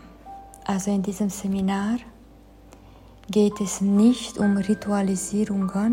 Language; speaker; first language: German; non-native, fluent; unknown